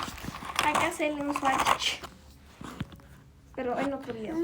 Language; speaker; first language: Spanish; native; Spanish